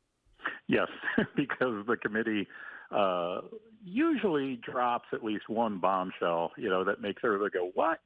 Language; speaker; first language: English; native; English